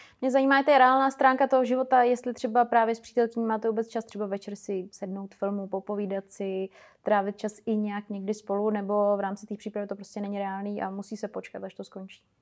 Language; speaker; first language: Czech; native; Czech